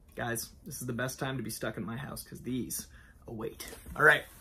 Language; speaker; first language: English; native; English